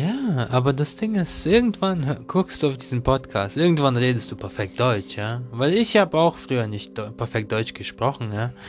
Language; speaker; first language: German; non-native, learner; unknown